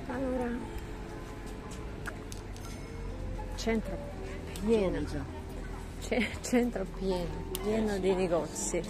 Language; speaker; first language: Italian; non-native, learner; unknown